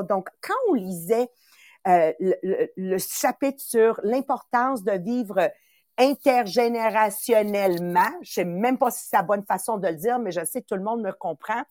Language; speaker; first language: French; native; French